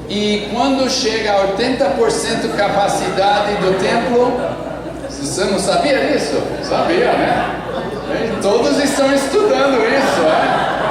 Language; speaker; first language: Portuguese; non-native, fluent; English